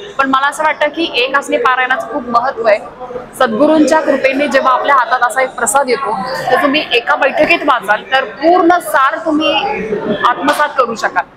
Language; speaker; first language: Marathi; native; Marathi